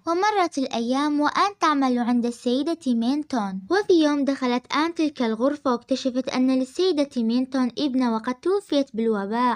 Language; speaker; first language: Arabic; native; Arabic